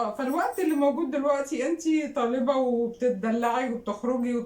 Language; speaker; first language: Arabic; native; Arabic